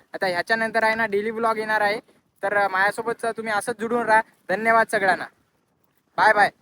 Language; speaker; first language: Marathi; non-native, local second language; Lambadi